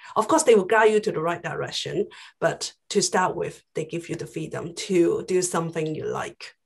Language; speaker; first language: English; non-native, local second language; Cantonese